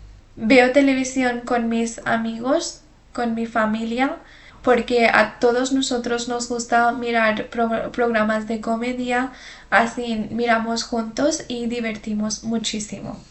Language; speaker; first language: Spanish; non-native, fluent; Urdu